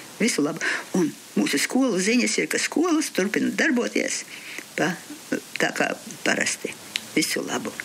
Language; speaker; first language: Latvian; early bilingual, heritage; Latvian